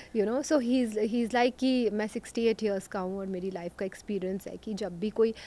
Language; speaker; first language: Hindi; native; Hindi